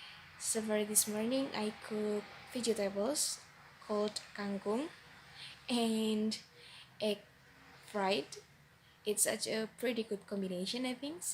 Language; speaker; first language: English; non-native, learner; Indonesian